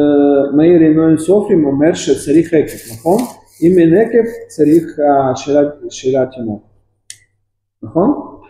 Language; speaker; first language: Hebrew; non-native, fluent; Russian